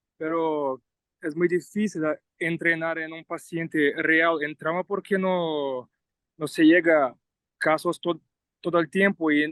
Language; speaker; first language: Spanish; non-native, learner; Portuguese